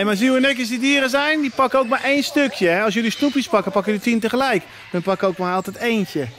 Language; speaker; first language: Dutch; native; Dutch